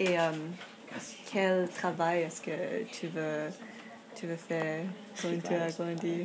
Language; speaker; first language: French; non-native, fluent; English